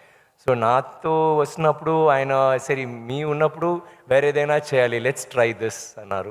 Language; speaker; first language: Telugu; non-native, learner; Tamil